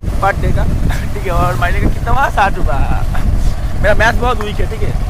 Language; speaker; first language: Hindi; non-native, local second language; Bangla